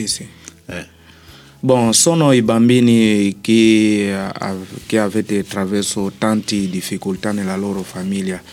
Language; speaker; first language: Italian; non-native, learner; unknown